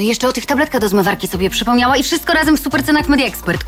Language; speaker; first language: Polish; native; Polish